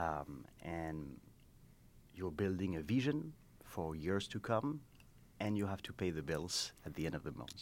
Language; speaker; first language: English; non-native, fluent; French